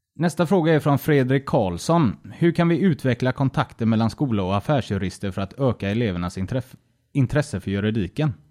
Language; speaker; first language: Swedish; native; Swedish